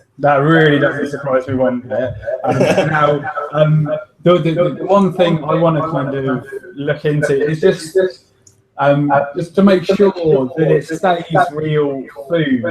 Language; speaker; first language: English; native; English